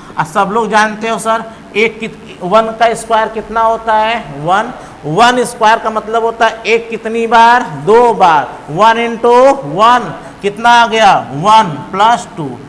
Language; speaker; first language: Hindi; native; Hindi